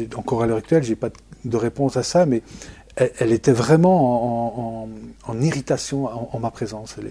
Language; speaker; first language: French; native; French